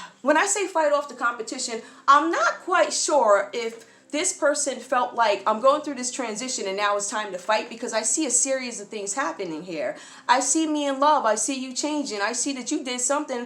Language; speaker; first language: English; native; English